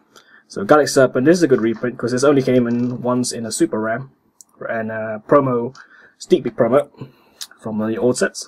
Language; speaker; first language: English; native; English